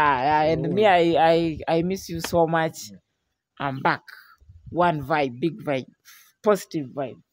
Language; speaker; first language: English; non-native, learner; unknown